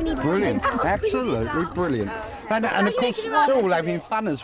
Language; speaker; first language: English; native; English